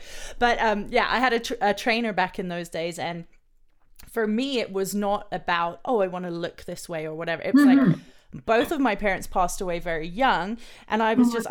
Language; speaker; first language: English; native; English